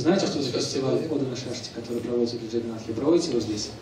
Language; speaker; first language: Russian; native; Russian